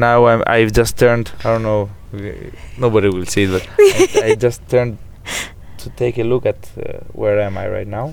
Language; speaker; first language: English; non-native, fluent; Greek